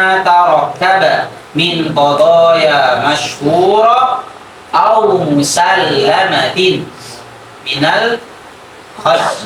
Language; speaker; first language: Arabic; non-native, fluent; Indonesian